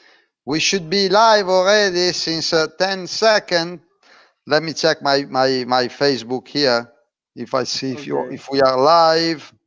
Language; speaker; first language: English; non-native, fluent; Italian